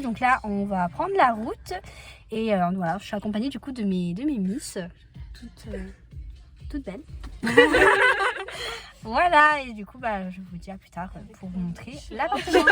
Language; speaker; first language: French; native; French